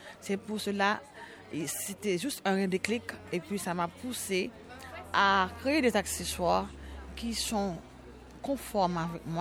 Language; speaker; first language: French; non-native, local second language; Haitian Creole